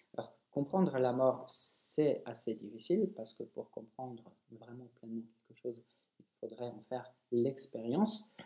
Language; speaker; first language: French; non-native, fluent; Polish